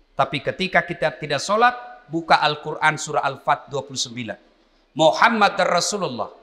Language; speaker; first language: Indonesian; non-native, local second language; Buginese